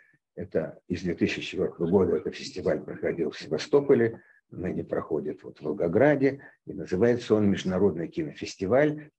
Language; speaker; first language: Russian; native; Russian